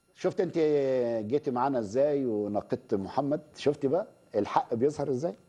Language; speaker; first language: Arabic; native; Arabic